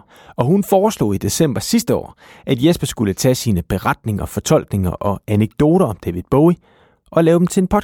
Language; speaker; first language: Danish; native; Danish